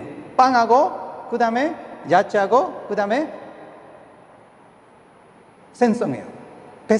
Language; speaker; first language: Korean; non-native, fluent; Spanish